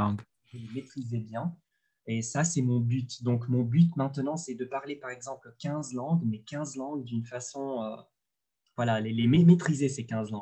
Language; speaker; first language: French; non-native, local second language; Arabic